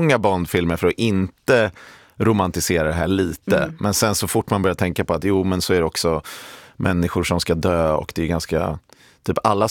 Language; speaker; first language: Swedish; native; Swedish